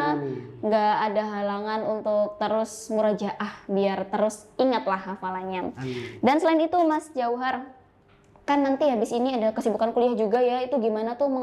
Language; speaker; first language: Indonesian; native; Indonesian